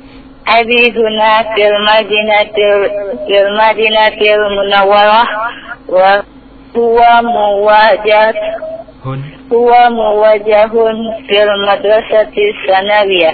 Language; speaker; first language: Arabic; non-native, learner; Indonesian